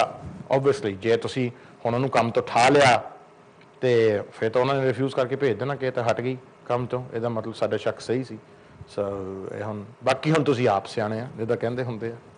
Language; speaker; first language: Punjabi; early bilingual, heritage; Punjabi